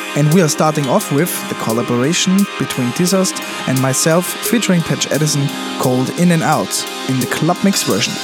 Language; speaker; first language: English; non-native, fluent; German